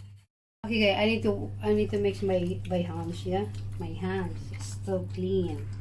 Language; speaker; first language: English; non-native, learner; Filipino